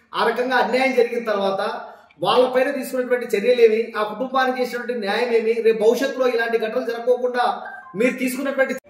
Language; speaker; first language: Telugu; native; Telugu